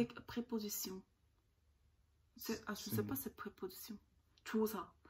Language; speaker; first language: French; non-native, learner; Korean